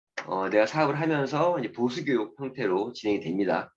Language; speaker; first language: Korean; native; Korean